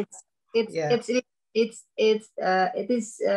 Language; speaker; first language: English; non-native, learner; Indonesian